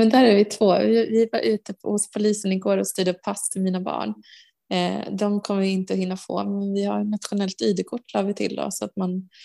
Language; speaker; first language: Swedish; native; Swedish